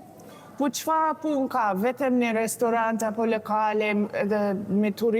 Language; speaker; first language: Albanian; non-native, learner; English